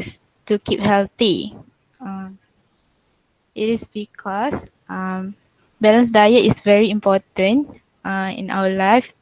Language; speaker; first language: English; non-native, local second language; Malay